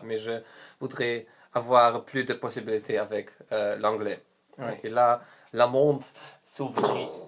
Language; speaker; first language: French; non-native, learner; Polish